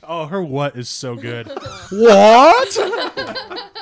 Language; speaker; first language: English; native; English